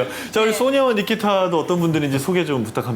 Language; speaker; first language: Korean; native; Korean